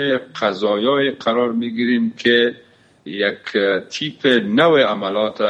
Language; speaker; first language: Persian; native; Persian